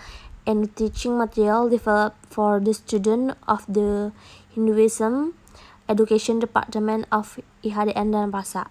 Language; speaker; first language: English; non-native, learner; Indonesian